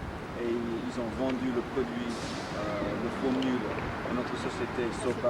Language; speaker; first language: French; native; French